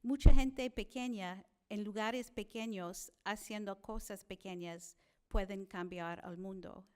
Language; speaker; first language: Spanish; early bilingual, other home language; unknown